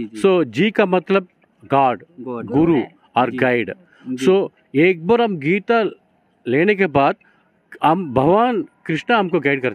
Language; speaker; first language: Hindi; non-native, local second language; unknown